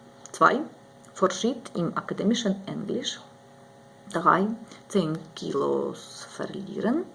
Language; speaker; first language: German; non-native, learner; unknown